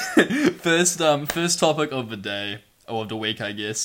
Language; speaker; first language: English; native; English